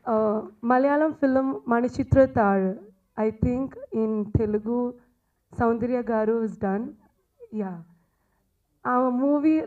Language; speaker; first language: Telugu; non-native, learner; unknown